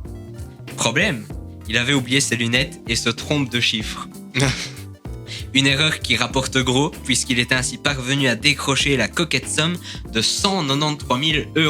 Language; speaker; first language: French; native; French